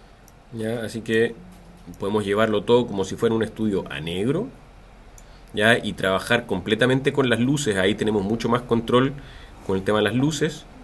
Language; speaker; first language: Spanish; native; Spanish